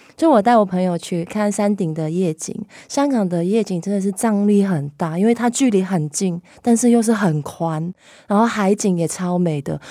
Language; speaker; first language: Chinese; non-native, local second language; Cantonese